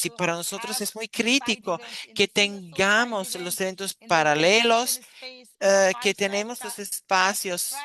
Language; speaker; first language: Spanish; non-native, fluent; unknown